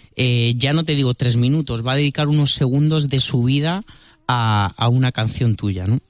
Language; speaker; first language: Spanish; native; Spanish